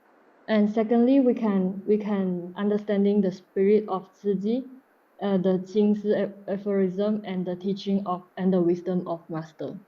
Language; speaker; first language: English; non-native, learner; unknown